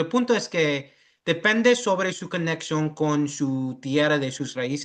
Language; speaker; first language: Spanish; early bilingual, heritage; English